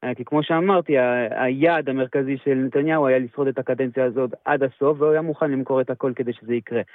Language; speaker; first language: Hebrew; non-native, fluent; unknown